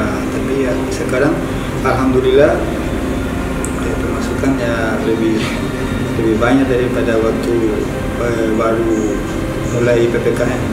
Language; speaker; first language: Indonesian; non-native, fluent; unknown